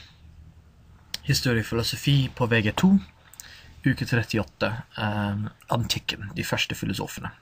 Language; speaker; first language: Norwegian; non-native, fluent; English